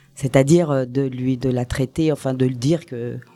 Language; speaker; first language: French; native; French